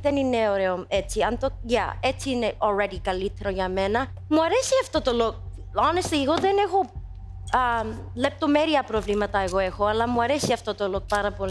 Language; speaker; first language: Greek; early bilingual, heritage; English